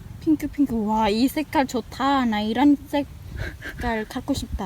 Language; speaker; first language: Korean; non-native, learner; Khmer